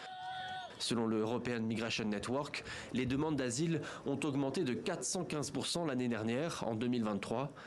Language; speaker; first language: French; native; French